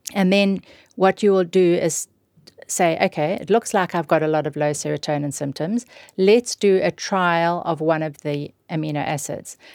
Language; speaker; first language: English; native; English